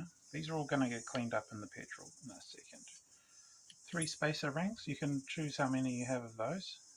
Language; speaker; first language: English; native; English